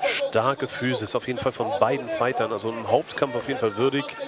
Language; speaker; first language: German; native; German